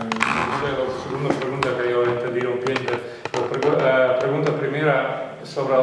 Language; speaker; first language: Spanish; non-native, fluent; Dutch